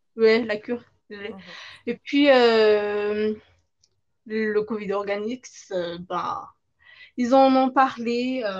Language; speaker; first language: French; non-native, local second language; Malagasy